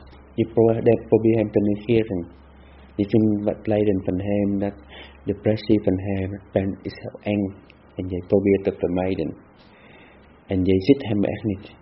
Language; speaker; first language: Dutch; non-native, fluent; Vietnamese